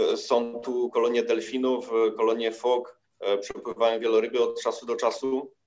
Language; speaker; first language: Polish; native; Polish